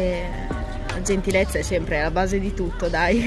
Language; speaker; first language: Italian; native; Italian